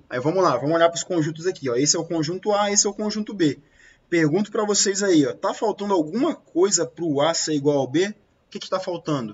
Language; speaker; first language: Portuguese; native; Portuguese